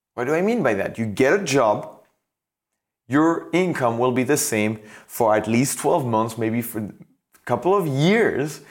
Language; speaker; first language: English; non-native, fluent; French